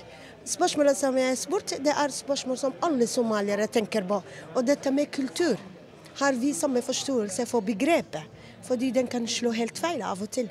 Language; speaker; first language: Norwegian; non-native, fluent; Somali